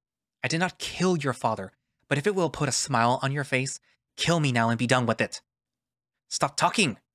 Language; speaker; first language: English; native; English